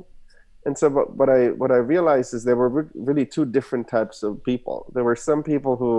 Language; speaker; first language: English; non-native, fluent; German